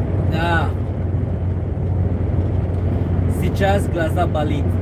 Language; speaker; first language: Russian; non-native, learner; English